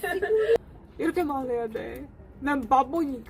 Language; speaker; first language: Korean; non-native, learner; Czech